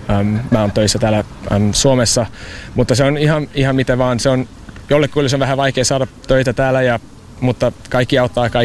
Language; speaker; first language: Finnish; non-native, fluent; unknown